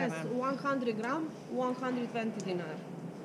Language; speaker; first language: English; non-native, learner; Serbian